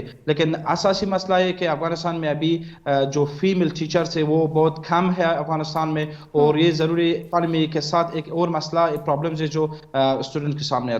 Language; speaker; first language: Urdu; non-native, fluent; Persian